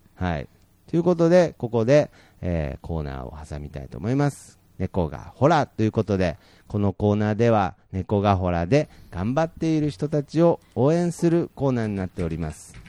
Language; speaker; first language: Japanese; native; Japanese